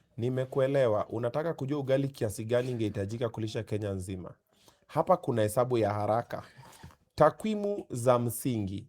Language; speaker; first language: Swahili; native; Swahili